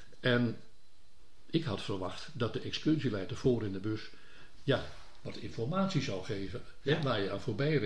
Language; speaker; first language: Dutch; native; Dutch